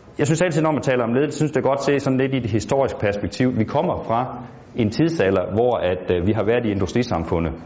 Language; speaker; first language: Danish; native; Danish